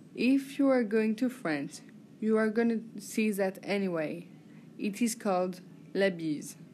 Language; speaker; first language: English; non-native, learner; French